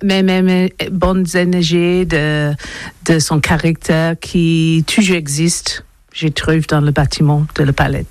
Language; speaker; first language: French; non-native, learner; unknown